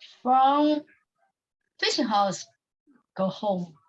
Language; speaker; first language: English; non-native, learner; Chinese